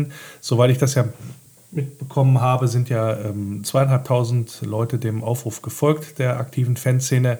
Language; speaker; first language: German; native; German